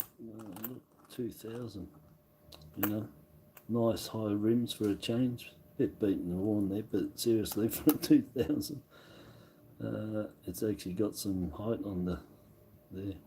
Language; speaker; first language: English; native; English